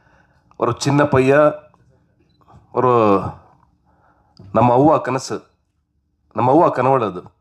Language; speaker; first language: Tamil; non-native, learner; Kannada